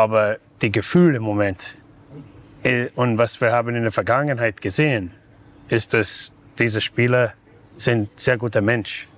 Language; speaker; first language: German; non-native, fluent; English